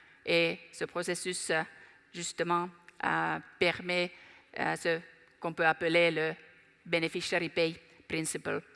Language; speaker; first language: French; non-native, fluent; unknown